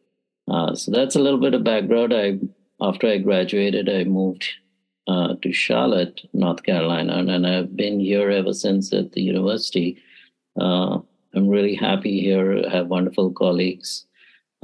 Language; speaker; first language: English; native; English